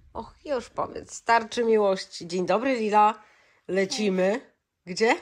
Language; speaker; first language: Polish; native; Polish